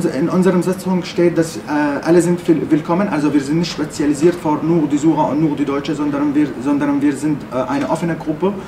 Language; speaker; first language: German; non-native, learner; Arabic